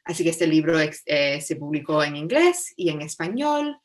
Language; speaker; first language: Spanish; early bilingual, heritage; Spanish